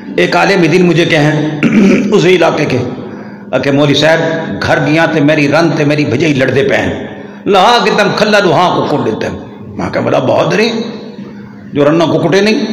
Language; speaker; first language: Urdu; non-native, local second language; Saraiki